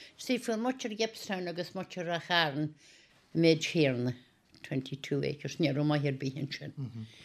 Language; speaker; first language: Irish; native; Irish